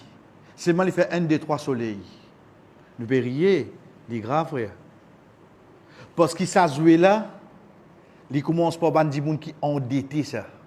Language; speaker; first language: French; non-native, local second language; Morisyen